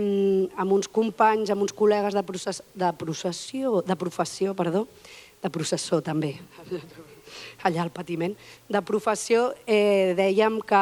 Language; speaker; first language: Catalan; native; Catalan